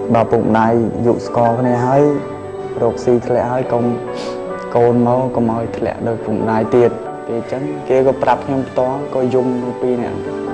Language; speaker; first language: Khmer; native; Khmer